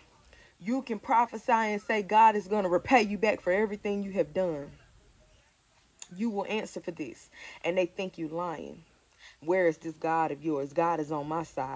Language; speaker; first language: English; native; English